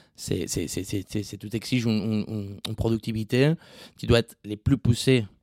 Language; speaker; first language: French; non-native, fluent; Spanish